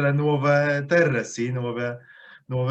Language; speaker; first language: Italian; non-native, fluent; Polish